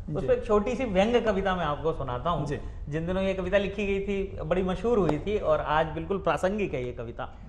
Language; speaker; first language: Hindi; native; Hindi